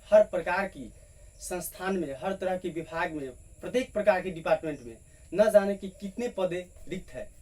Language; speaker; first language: Hindi; native; Hindi